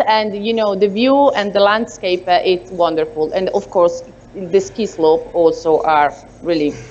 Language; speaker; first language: English; non-native, learner; Italian